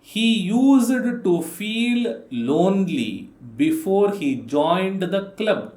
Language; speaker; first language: English; non-native, local second language; Kannada